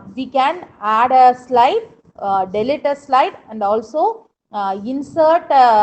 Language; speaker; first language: English; non-native, local second language; Tamil